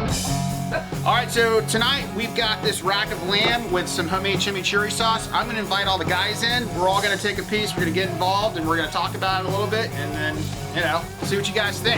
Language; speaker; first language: English; native; English